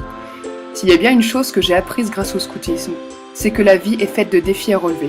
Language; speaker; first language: French; native; French